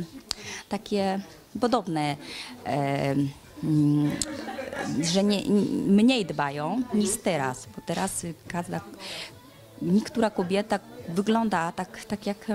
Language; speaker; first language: Polish; non-native, learner; Vietnamese